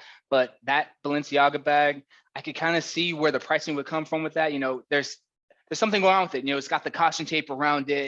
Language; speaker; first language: English; native; English